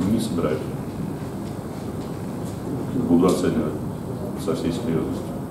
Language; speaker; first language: Russian; native; Russian